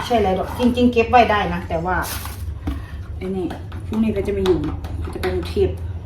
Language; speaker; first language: Thai; native; Thai